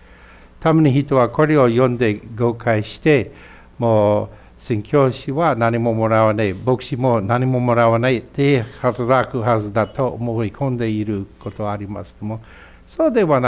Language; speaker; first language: Japanese; non-native, fluent; English